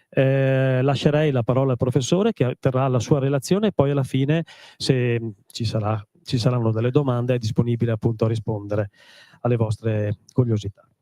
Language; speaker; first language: Italian; native; Italian